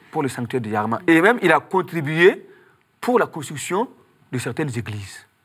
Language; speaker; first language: French; non-native, local second language; Mossi